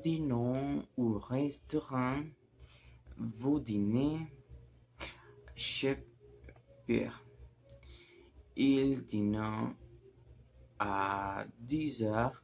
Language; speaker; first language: French; non-native, learner; Spanish